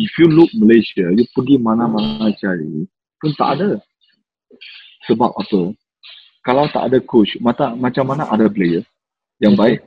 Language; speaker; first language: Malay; non-native, local second language; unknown